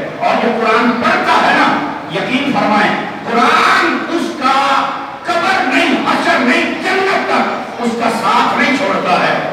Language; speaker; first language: Urdu; non-native, local second language; Punjabi